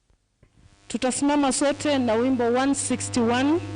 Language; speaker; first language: Swahili; non-native, local second language; Gusii